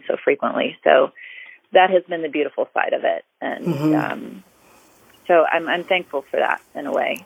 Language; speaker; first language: English; native; English